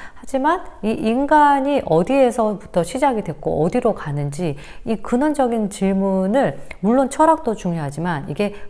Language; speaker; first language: Korean; native; Korean